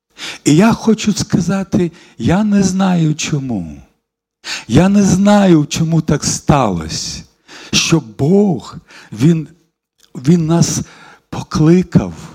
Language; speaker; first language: Ukrainian; non-native, local second language; Russian